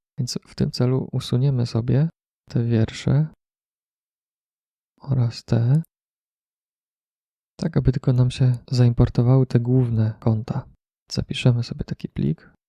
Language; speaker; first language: Polish; native; Polish